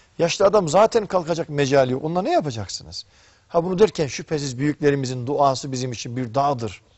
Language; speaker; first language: Turkish; native; Turkish